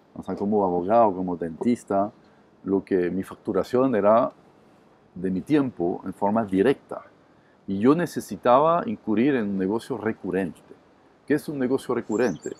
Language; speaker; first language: Spanish; non-native, fluent; French